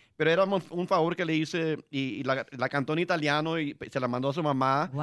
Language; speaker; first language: Spanish; early bilingual, heritage; Spanish